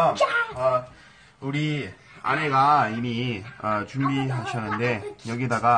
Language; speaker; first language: Korean; non-native, fluent; English